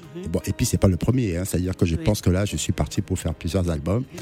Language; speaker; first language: French; non-native, local second language; Duala